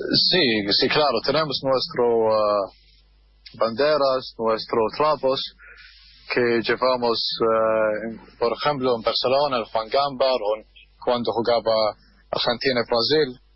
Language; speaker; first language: Spanish; non-native, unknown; Arabic